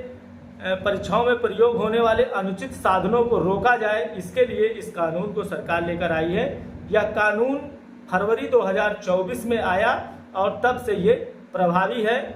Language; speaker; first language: Hindi; native; Hindi